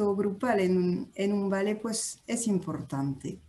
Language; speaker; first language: Spanish; non-native, fluent; French